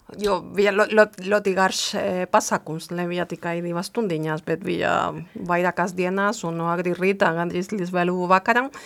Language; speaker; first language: Latvian; non-native, fluent; Spanish